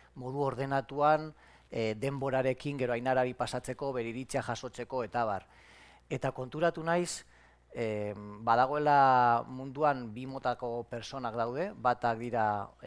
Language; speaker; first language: Basque; native; Basque